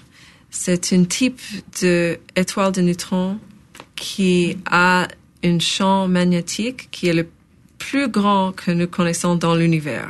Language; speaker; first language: French; non-native, local second language; English